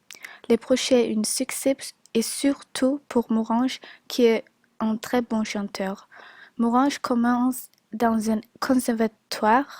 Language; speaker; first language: French; non-native, learner; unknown